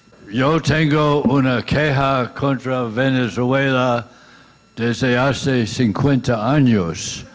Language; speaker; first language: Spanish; non-native, learner; English